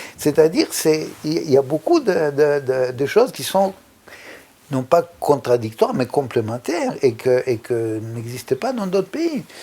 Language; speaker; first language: French; non-native, fluent; Spanish